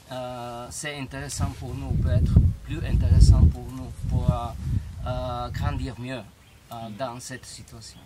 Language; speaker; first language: French; non-native, fluent; Italian